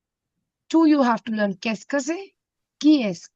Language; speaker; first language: French; non-native, fluent; Hindi